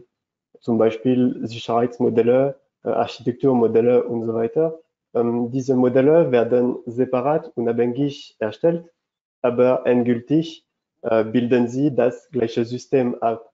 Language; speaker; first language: German; non-native, fluent; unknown